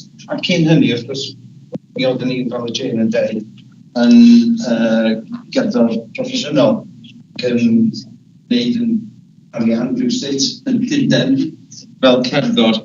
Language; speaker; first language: Welsh; native; Welsh